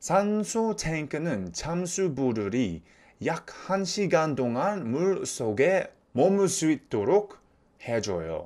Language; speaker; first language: Korean; non-native, fluent; English